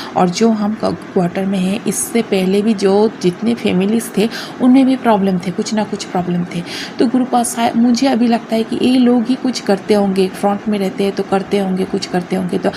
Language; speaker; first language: Hindi; non-native, local second language; Bangla